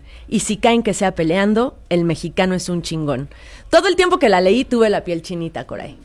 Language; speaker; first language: Spanish; native; Spanish